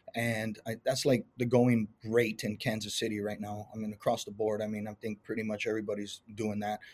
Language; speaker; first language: English; native; English